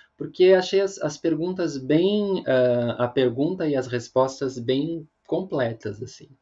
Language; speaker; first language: Portuguese; native; Portuguese